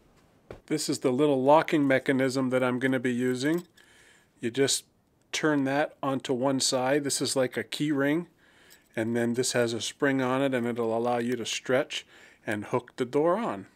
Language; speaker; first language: English; native; English